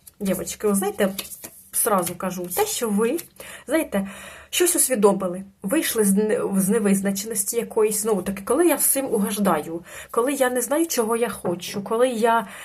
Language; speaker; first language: Ukrainian; non-native, local second language; Russian